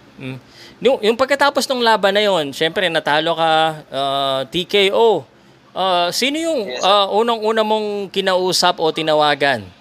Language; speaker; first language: Filipino; native; Filipino